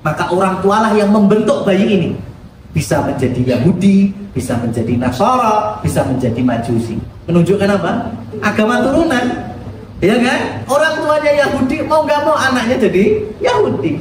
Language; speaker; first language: Indonesian; native; Indonesian